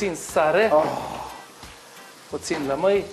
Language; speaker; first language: Romanian; non-native, learner; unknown